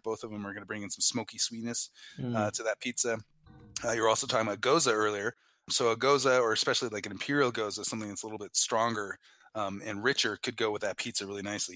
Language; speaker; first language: English; native; English